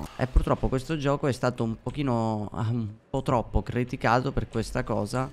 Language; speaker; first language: Italian; native; Italian